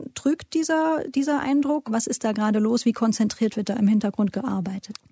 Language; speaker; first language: German; native; German